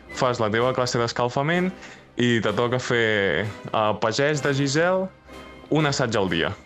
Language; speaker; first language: Catalan; native; Catalan